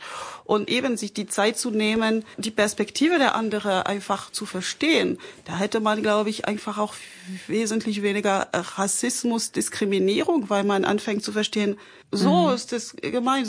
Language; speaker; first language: German; non-native, fluent; French